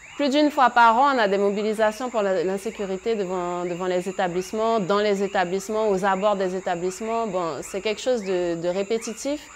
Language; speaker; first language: French; native; French